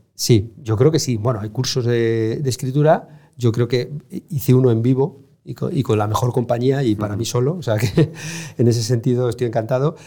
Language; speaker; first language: Spanish; native; Spanish